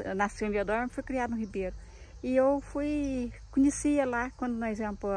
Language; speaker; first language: Portuguese; native; Portuguese